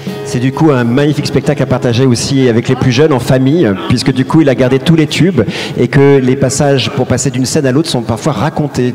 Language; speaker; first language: French; native; French